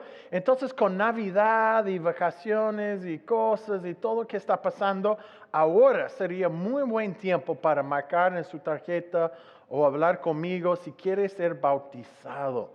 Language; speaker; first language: Spanish; non-native, fluent; English